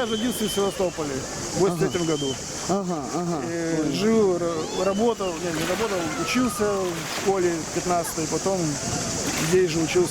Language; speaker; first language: Russian; native; Russian